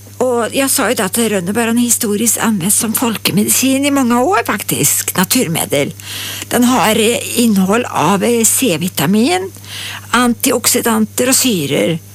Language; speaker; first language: Swedish; native; Swedish